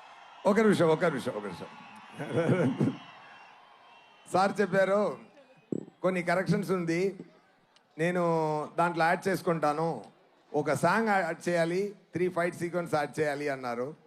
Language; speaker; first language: Telugu; non-native, local second language; Tamil